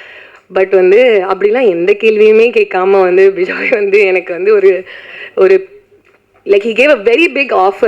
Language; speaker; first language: Tamil; native; Tamil